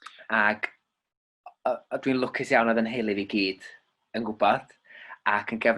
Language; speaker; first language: Welsh; native; Welsh